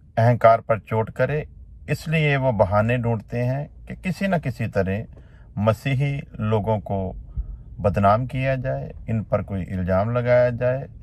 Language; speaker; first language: Hindi; non-native, local second language; Punjabi